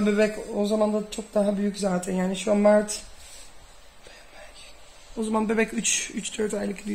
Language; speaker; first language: Turkish; early bilingual, heritage; Dutch